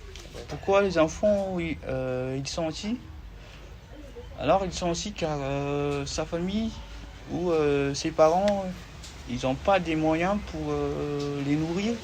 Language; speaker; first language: French; non-native, local second language; Malagasy